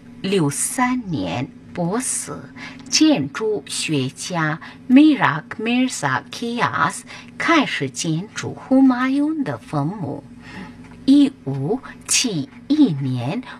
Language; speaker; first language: Chinese; non-native, fluent; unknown